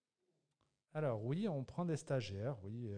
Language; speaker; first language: French; native; French